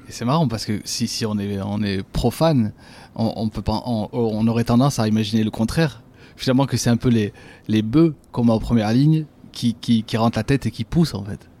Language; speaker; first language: French; native; French